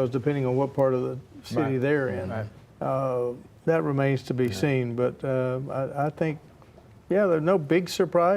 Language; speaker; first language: English; native; English